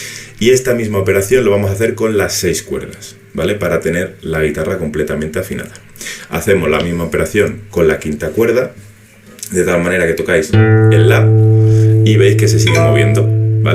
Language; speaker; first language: Spanish; native; Spanish